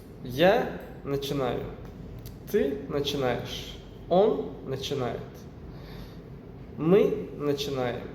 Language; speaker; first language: Russian; non-native, fluent; Azerbaijani